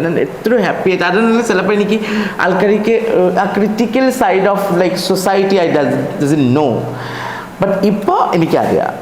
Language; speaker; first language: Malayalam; non-native, learner; Assamese